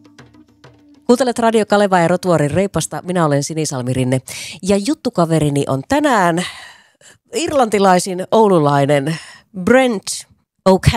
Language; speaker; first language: Finnish; native; Finnish